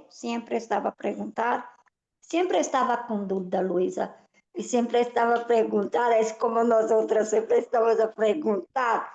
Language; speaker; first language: Spanish; non-native, fluent; Portuguese